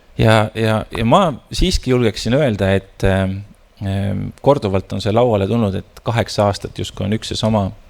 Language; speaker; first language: Estonian; native; Estonian